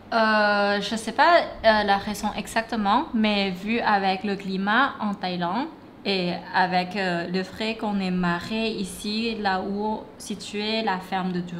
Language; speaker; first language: French; non-native, fluent; Thai